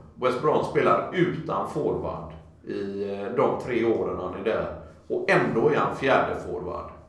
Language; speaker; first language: Swedish; native; Swedish